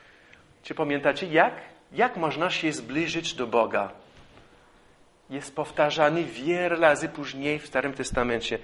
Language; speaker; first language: Polish; non-native, fluent; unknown